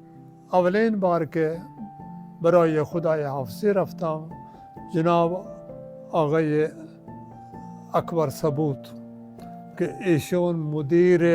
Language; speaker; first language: Persian; non-native, fluent; Urdu